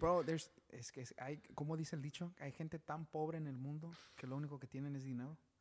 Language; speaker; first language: Spanish; early bilingual, heritage; Spanish